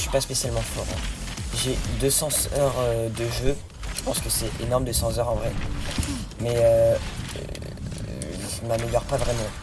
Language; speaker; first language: French; native; French